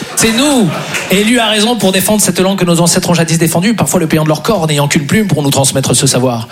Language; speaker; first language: French; native; French